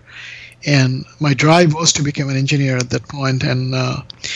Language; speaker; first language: English; non-native, local second language; Bangla